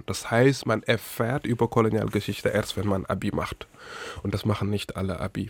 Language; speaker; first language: German; non-native, fluent; Wolof